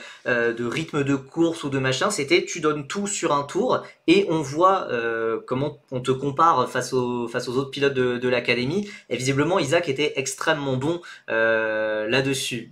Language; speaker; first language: French; native; French